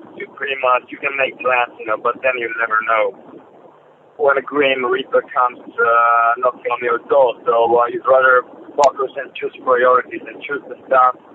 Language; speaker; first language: English; non-native, fluent; Polish